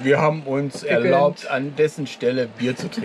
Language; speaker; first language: German; native; German